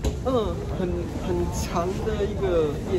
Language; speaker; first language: Chinese; native; Chinese